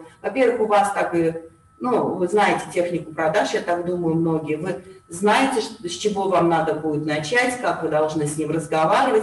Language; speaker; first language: Russian; native; Russian